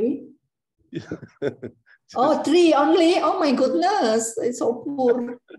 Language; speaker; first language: English; non-native, learner; Indonesian